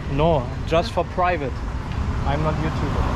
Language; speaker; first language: English; non-native, fluent; German